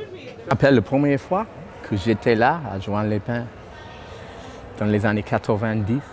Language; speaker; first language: French; non-native, fluent; English